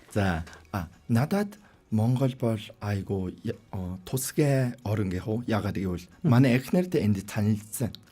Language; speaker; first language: Mongolian; non-native, fluent; Korean